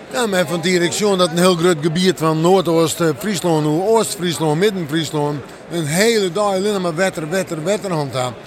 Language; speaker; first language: Dutch; non-native, local second language; Western Frisian